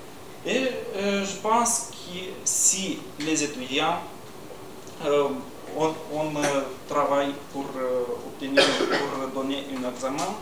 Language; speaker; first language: French; non-native, learner; Romanian